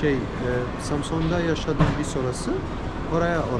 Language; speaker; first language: Turkish; non-native, learner; Arabic